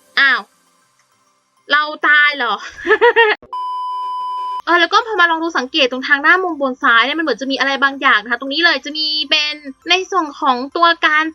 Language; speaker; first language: Thai; native; Thai